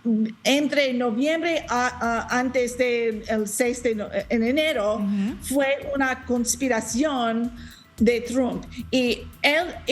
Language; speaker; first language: Spanish; non-native, learner; English